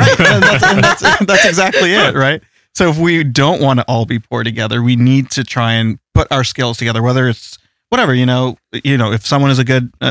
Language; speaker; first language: English; early bilingual, other home language; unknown